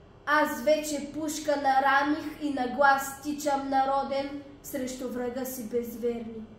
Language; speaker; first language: Bulgarian; native; Bulgarian